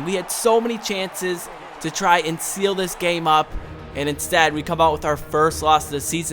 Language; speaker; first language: English; native; English